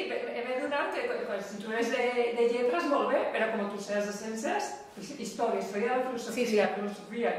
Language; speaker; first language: Catalan; non-native, local second language; Spanish